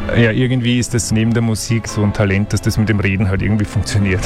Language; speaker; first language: German; native; German